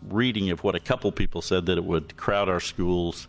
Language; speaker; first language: English; native; English